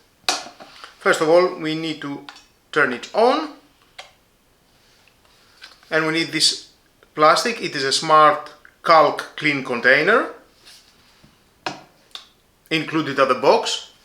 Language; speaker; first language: English; non-native, fluent; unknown